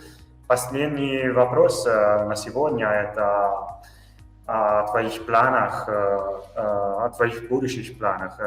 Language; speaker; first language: Russian; non-native, fluent; Italian